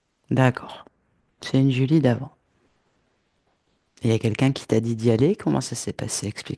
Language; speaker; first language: French; native; French